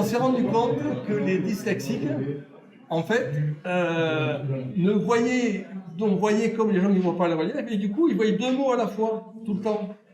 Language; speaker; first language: French; native; French